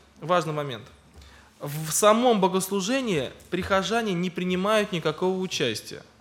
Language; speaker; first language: Russian; native; Russian